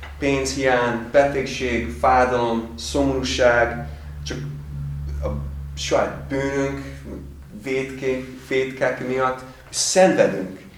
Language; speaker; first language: Hungarian; non-native, fluent; English